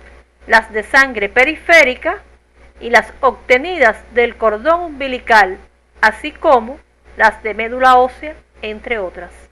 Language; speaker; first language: Spanish; native; Spanish